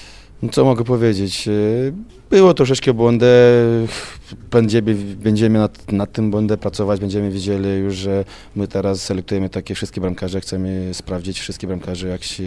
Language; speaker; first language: Polish; non-native, learner; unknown